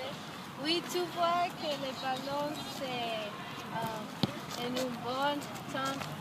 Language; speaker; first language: French; non-native, learner; English